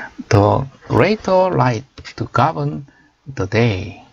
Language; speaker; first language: English; non-native, fluent; Korean